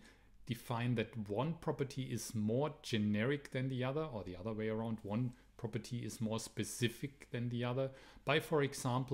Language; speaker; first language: English; non-native, fluent; German